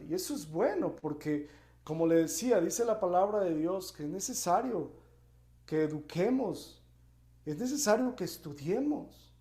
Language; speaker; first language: Spanish; native; Spanish